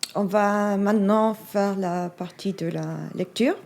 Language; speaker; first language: French; non-native, fluent; Spanish